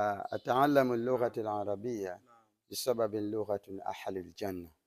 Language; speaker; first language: Arabic; non-native, learner; Swahili